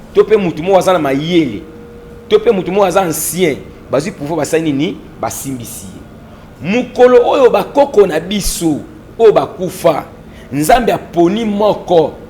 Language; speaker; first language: Lingala; non-native, local second language; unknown